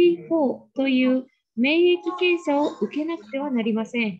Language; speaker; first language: Japanese; native; Japanese